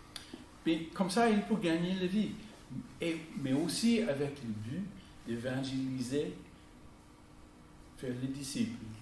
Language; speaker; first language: French; non-native, fluent; English